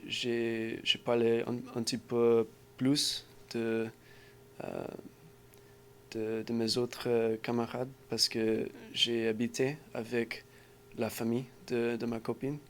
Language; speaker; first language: French; non-native, learner; English